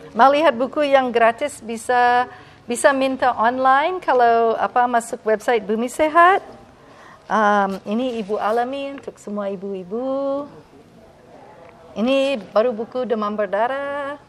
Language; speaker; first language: Indonesian; non-native, fluent; English